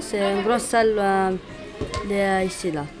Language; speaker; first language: French; non-native, learner; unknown